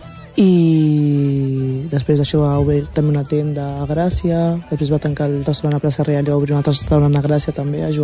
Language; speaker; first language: Catalan; early bilingual, other home language; Wolof